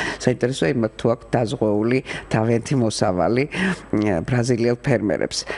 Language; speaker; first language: Georgian; native; Georgian